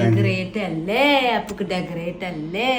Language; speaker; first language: Malayalam; non-native, learner; Nepali